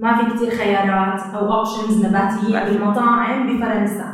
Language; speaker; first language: Arabic; native; Arabic